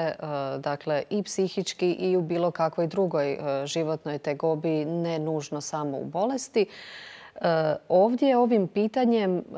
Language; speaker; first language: Croatian; native; Croatian